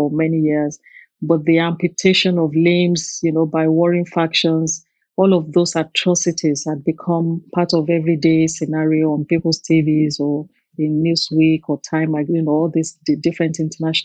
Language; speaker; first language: English; non-native, local second language; Yoruba